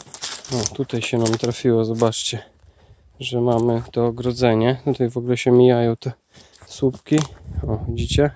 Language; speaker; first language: Polish; native; Polish